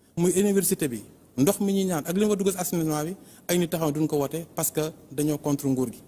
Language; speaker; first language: Wolof; native; Wolof